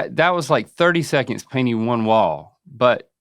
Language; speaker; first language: English; native; English